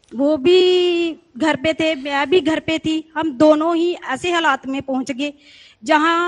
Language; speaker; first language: Hindi; native; Hindi